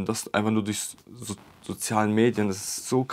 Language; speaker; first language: German; native; German